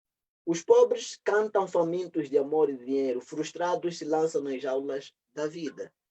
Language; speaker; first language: Portuguese; native; Portuguese